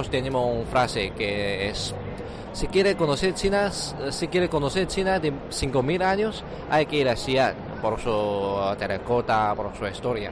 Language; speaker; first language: Spanish; non-native, fluent; Chinese